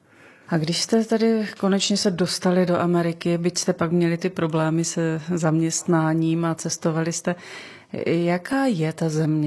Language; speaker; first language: Czech; native; Czech